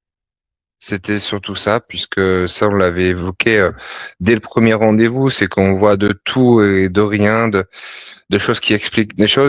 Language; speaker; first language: French; native; French